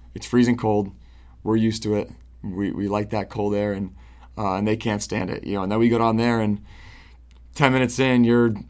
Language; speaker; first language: English; native; English